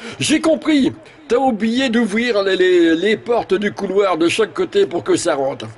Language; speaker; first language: French; native; French